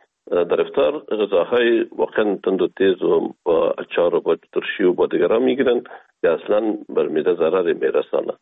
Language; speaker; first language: Persian; native; Persian